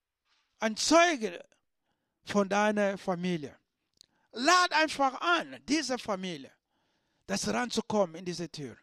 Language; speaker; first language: German; non-native, learner; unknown